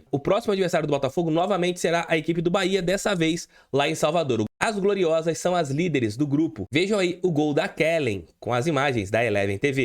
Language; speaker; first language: Portuguese; native; Portuguese